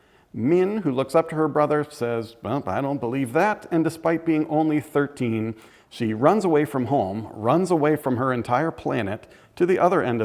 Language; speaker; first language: English; native; English